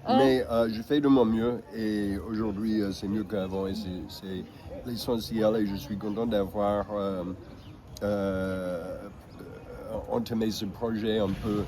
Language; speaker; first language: French; non-native, fluent; English